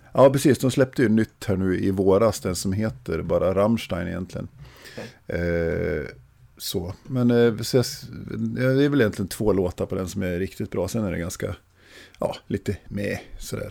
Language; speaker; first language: Swedish; native; Swedish